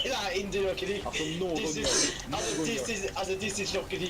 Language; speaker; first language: Swedish; native; Swedish